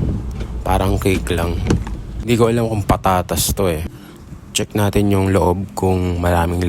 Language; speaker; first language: Filipino; native; Filipino